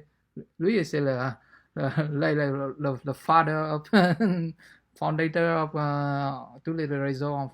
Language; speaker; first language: French; non-native, fluent; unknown